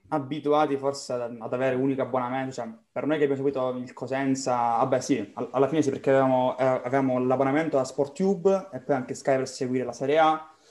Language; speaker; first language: Italian; native; Italian